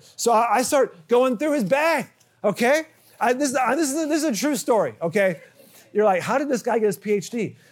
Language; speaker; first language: English; native; English